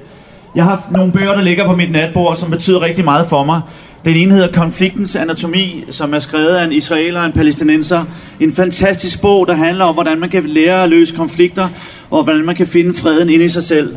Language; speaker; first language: Danish; native; Danish